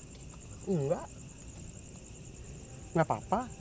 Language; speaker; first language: Indonesian; native; Indonesian